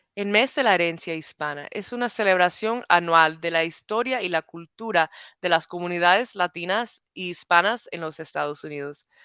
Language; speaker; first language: Spanish; early bilingual, heritage; Spanish